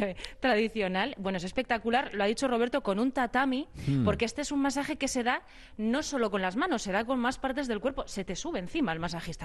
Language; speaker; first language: Spanish; native; Spanish